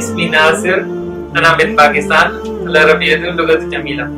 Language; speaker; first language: Arabic; non-native, learner; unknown